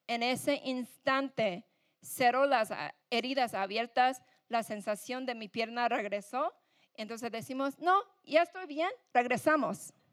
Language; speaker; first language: Spanish; non-native, fluent; English